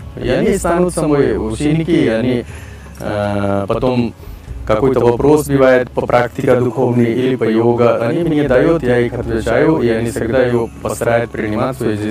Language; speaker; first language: Russian; non-native, learner; Hindi